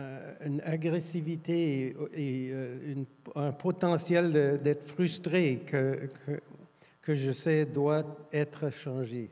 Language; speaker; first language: French; non-native, fluent; English